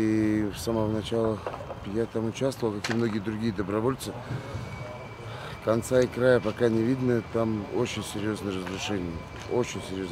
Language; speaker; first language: Russian; non-native, fluent; Armenian